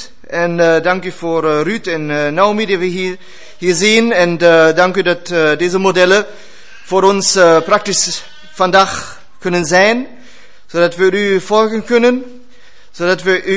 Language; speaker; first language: Dutch; non-native, learner; German